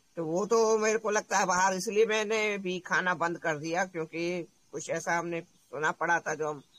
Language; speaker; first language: Hindi; native; Hindi